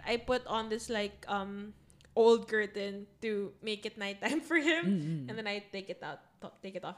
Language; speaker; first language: English; non-native, local second language; Filipino